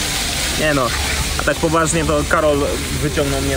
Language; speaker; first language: Polish; native; Polish